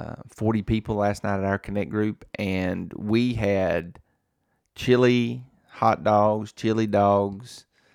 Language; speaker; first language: English; native; English